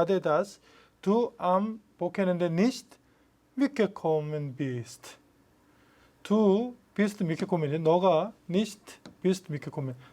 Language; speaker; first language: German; non-native, fluent; Korean